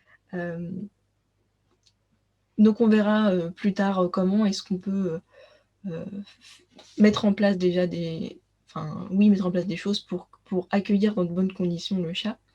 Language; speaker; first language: French; native; French